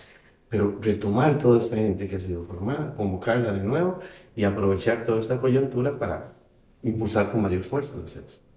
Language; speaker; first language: Spanish; native; Spanish